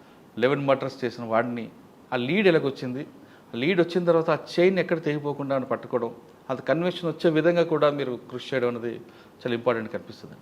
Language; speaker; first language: Telugu; native; Telugu